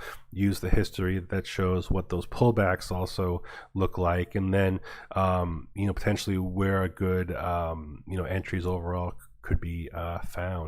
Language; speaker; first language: English; native; English